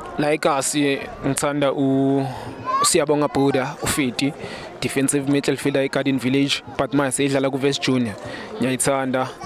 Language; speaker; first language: Zulu; native; Zulu